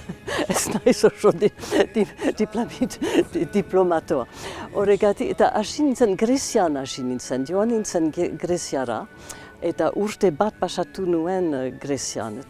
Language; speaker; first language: Basque; non-native, local second language; English